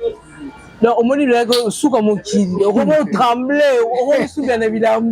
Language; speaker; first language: French; non-native, local second language; Lingala